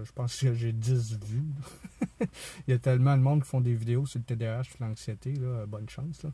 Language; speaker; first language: French; native; French